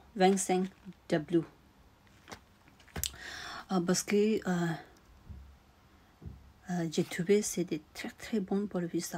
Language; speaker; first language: French; non-native, learner; Tibetan